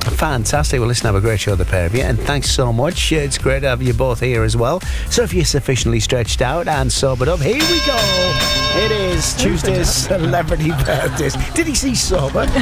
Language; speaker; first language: English; native; English